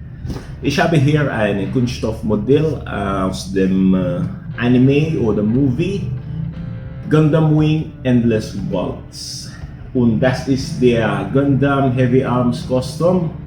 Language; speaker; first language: German; non-native, learner; Filipino